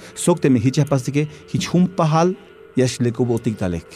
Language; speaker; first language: Spanish; non-native, local second language; Tzeltal